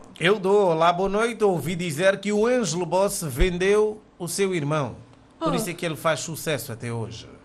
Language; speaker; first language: Portuguese; native; Portuguese